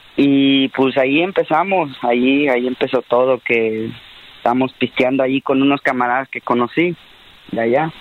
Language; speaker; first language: Spanish; early bilingual, heritage; Spanish